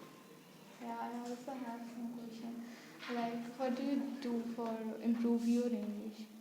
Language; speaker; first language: English; non-native, fluent; Bangla